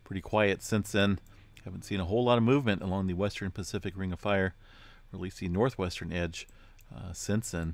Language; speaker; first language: English; native; English